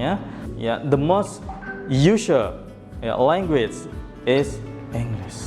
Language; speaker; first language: English; non-native, fluent; Indonesian